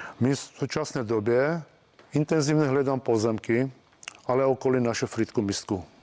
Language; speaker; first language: Czech; non-native, fluent; Armenian